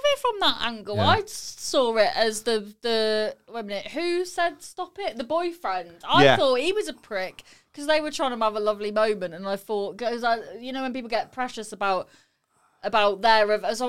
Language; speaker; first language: English; native; English